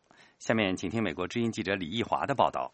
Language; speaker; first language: Chinese; native; Chinese